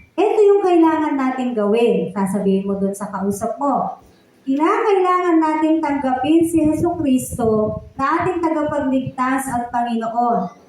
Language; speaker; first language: Filipino; native; Filipino